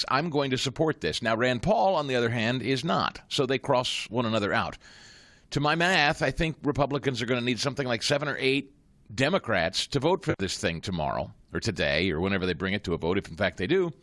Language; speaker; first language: English; native; English